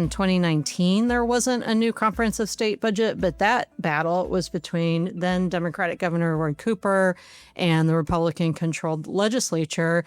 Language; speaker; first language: English; native; English